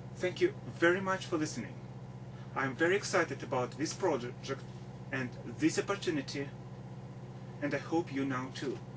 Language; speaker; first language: English; non-native, fluent; Russian